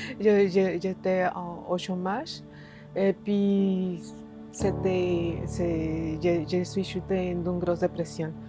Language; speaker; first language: French; non-native, learner; Spanish